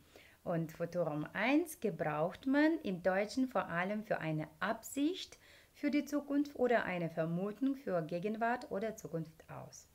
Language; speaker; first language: German; non-native, fluent; Ukrainian